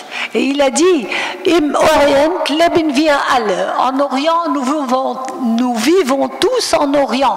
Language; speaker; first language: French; non-native, local second language; Arabic